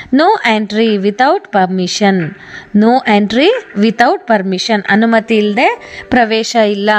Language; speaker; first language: Kannada; native; Kannada